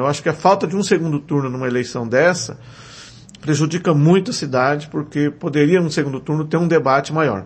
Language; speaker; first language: Portuguese; native; Portuguese